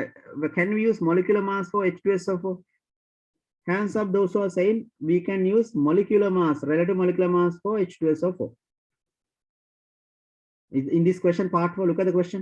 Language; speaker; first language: English; non-native, local second language; Sinhala